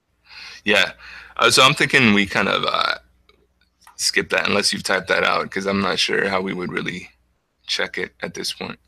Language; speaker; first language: English; native; English